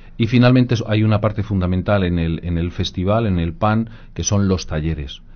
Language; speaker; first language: Spanish; native; Spanish